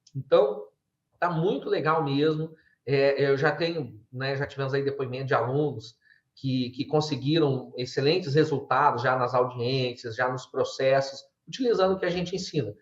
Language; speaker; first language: Portuguese; native; Portuguese